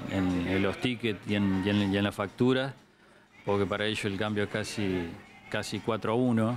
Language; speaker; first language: Spanish; native; Spanish